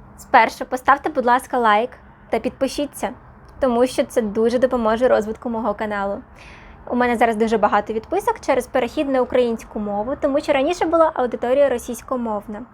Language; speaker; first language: Ukrainian; non-native, local second language; Russian